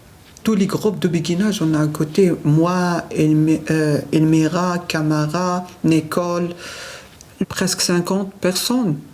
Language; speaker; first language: French; non-native, learner; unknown